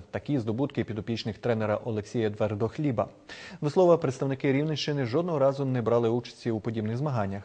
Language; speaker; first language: Ukrainian; native; Ukrainian